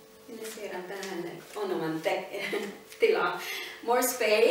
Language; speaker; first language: Finnish; non-native, learner; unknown